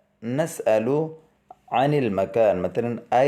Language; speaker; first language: Arabic; non-native, fluent; Urdu